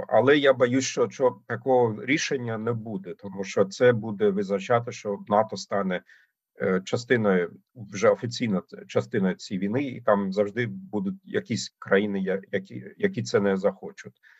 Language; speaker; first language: Ukrainian; non-native, fluent; German